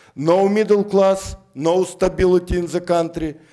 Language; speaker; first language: English; non-native, fluent; Russian